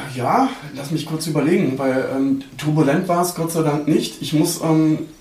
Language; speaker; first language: German; early bilingual, other home language; Turkish